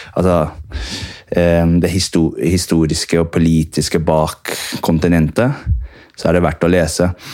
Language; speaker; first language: Norwegian; early bilingual, heritage; Norwegian